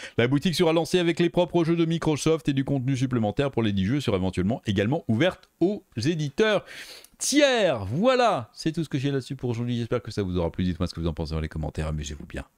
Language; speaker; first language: French; native; French